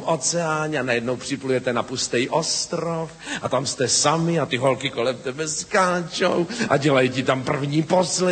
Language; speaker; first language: Czech; native; Czech